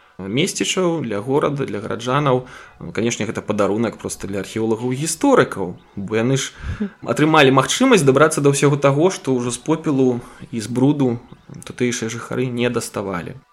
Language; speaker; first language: Belarusian; non-native, local second language; Russian